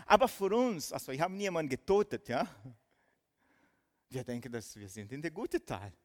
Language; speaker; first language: German; non-native, fluent; Portuguese